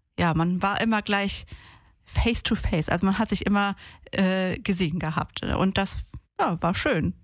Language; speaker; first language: German; early bilingual, other home language; Portuguese